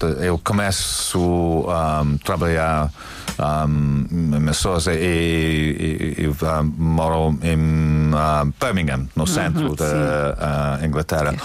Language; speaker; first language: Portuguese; non-native, learner; English